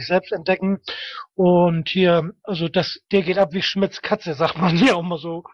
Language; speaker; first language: German; native; German